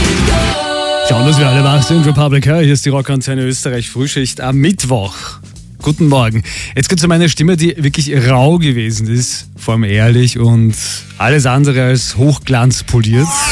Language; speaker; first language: German; native; German